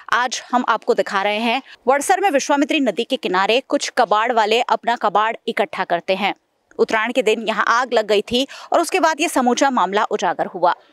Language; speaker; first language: Hindi; non-native, local second language; Gujarati